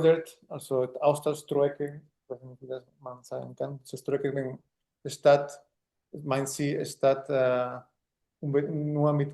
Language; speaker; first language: German; non-native, fluent; Spanish